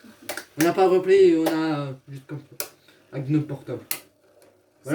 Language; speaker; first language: French; native; French